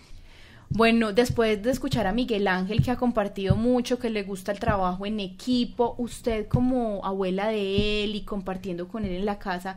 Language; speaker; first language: Spanish; native; Spanish